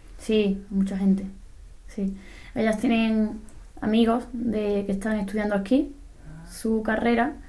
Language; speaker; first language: Spanish; native; Spanish